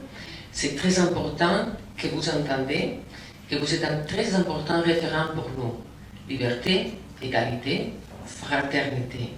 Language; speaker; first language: French; non-native, learner; Spanish